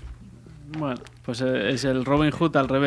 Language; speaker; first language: Spanish; native; Spanish